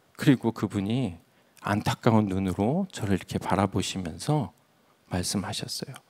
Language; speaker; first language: Korean; native; Korean